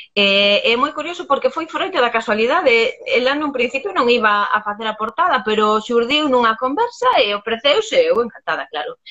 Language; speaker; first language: Galician; native; Galician